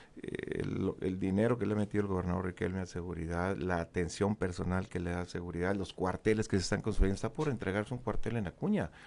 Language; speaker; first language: Spanish; native; Spanish